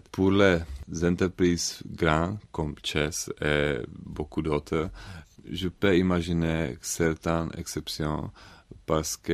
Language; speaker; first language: French; non-native, learner; Czech